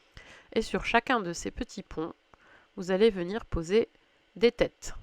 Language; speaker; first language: French; native; French